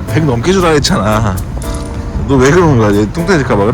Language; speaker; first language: Korean; native; Korean